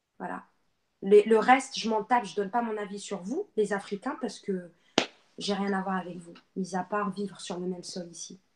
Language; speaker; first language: French; non-native, local second language; Arabic